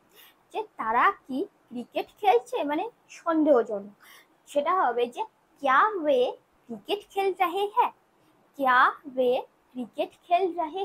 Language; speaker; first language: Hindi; non-native, local second language; Bangla